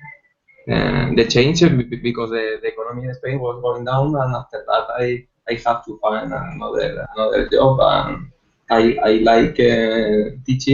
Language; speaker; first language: English; non-native, learner; Spanish